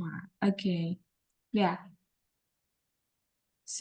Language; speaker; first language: English; non-native, learner; Indonesian